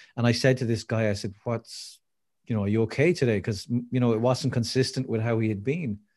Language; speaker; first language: English; native; English